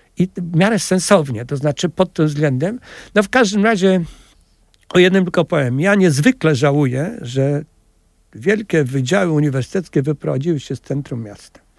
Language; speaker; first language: Polish; native; Polish